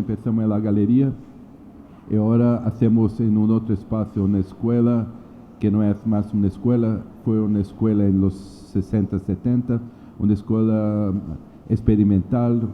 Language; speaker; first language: Spanish; non-native, learner; Portuguese